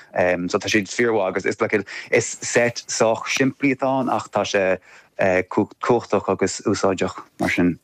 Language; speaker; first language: Irish; native; Irish